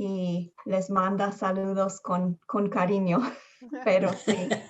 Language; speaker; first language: Spanish; early bilingual, heritage; Spanish